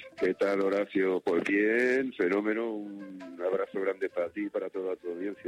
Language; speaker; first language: Spanish; native; Spanish